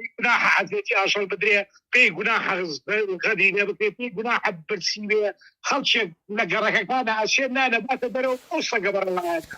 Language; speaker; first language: Central Kurdish; native; Central Kurdish